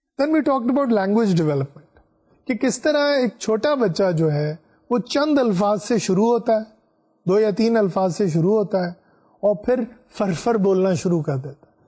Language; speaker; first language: Urdu; non-native, local second language; Punjabi